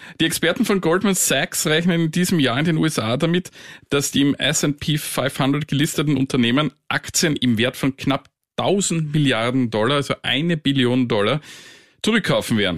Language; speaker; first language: German; native; German